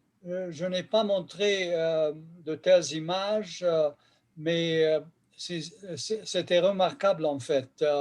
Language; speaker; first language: French; non-native, fluent; Hungarian